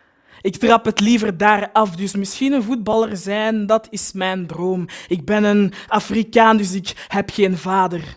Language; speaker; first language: Dutch; early bilingual, other home language; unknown